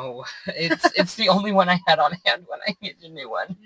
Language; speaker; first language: English; native; English